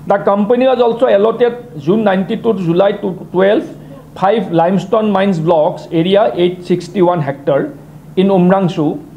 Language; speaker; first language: English; non-native, local second language; Assamese